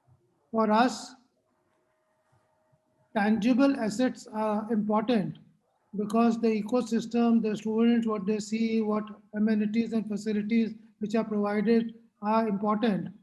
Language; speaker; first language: English; non-native, local second language; Hindi